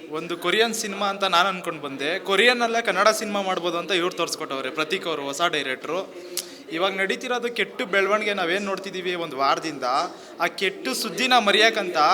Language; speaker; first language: Kannada; native; Kannada